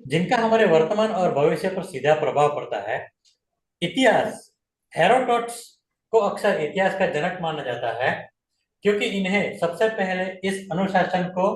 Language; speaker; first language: Hindi; non-native, local second language; Gujarati